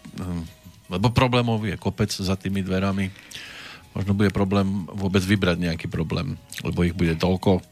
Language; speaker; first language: Slovak; native; Slovak